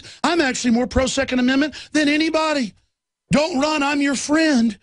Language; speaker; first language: English; native; English